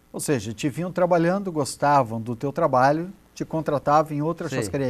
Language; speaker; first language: Portuguese; native; Portuguese